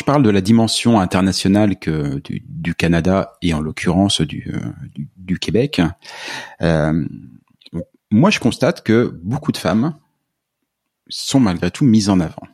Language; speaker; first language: French; native; French